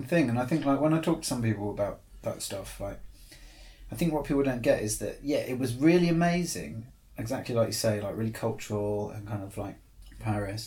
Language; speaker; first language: English; native; English